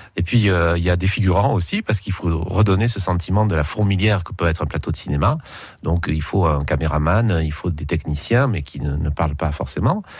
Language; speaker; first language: French; native; French